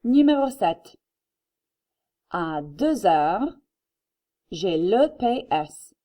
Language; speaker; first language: French; non-native, fluent; English